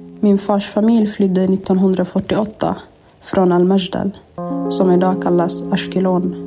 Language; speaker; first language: Swedish; non-native, fluent; Arabic